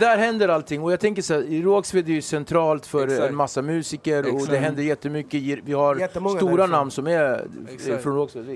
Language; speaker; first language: Swedish; native; Swedish